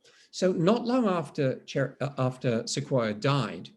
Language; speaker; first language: English; native; English